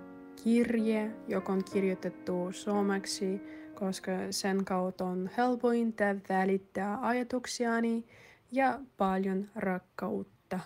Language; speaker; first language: Finnish; non-native, learner; Russian